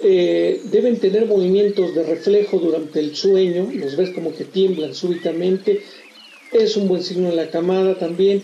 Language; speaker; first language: Spanish; native; Spanish